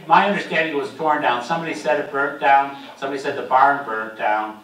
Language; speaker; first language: English; native; English